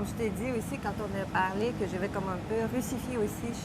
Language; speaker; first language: French; non-native, fluent; Russian